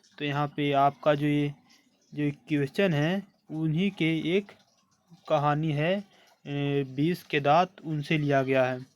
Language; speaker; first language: Hindi; native; Hindi